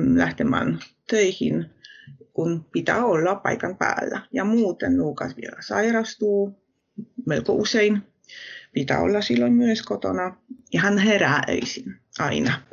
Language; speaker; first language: Finnish; non-native, fluent; Polish